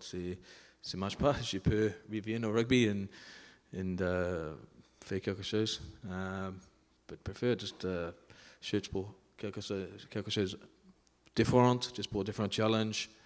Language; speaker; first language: French; non-native, learner; English